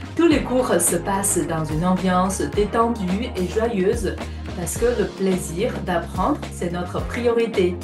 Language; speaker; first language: French; non-native, fluent; Chinese